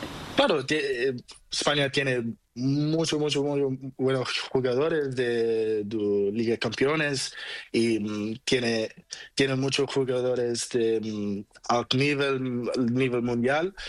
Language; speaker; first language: Spanish; non-native, learner; Portuguese